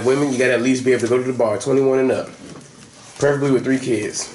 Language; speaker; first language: English; native; English